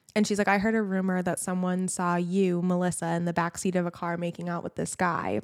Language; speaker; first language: English; native; English